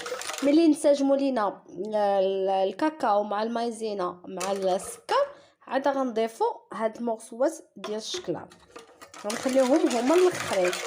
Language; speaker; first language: Arabic; native; Arabic